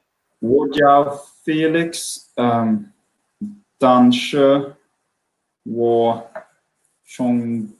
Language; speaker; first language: Chinese; non-native, learner; Swedish